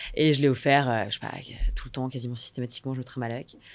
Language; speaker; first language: French; native; French